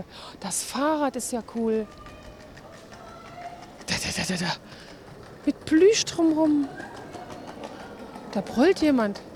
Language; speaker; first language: German; native; German